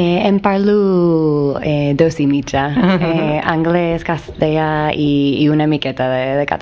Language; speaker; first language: Catalan; non-native, learner; English